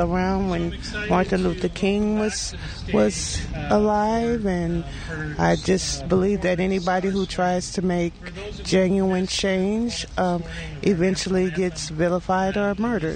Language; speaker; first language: English; native; English